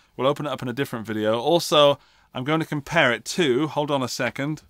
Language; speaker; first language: English; native; English